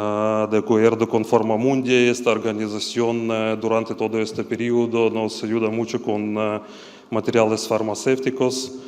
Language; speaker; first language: Spanish; non-native, fluent; Ukrainian